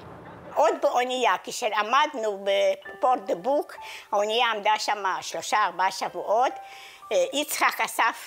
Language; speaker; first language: Hebrew; non-native, fluent; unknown